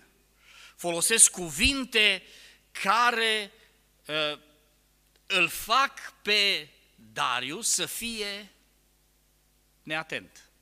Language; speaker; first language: Romanian; native; Romanian